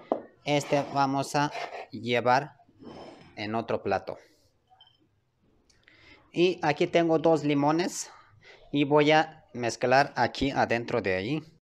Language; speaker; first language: Spanish; non-native, learner; Turkish